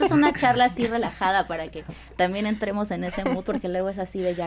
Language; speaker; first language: Spanish; native; Spanish